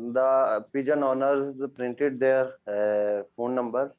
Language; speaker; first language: English; non-native, learner; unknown